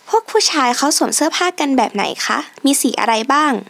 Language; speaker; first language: Thai; native; Thai